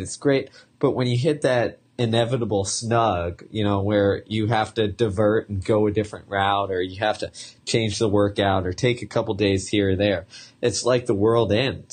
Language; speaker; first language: English; native; English